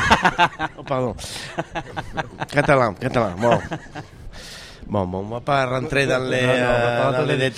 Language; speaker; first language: French; non-native, fluent; Catalan